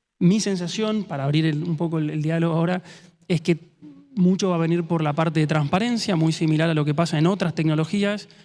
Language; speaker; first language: Spanish; native; Spanish